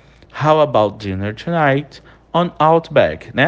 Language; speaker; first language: English; non-native, fluent; Portuguese